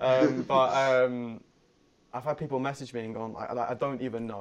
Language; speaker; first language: English; native; English